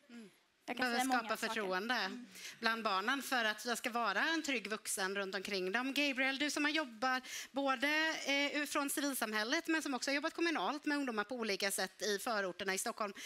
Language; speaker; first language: Swedish; native; Swedish